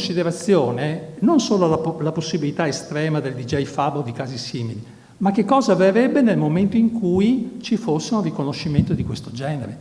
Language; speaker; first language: Italian; native; Italian